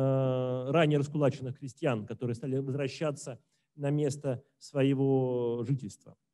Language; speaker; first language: Russian; native; Russian